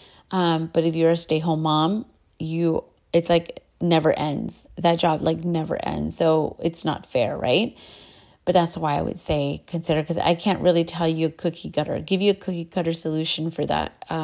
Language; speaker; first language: English; early bilingual, other home language; Spanish